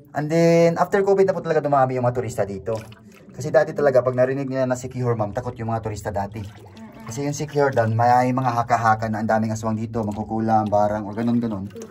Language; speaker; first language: Filipino; non-native, local second language; Cebuano